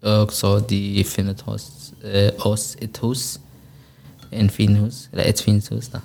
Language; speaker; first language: Norwegian; non-native, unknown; Arabic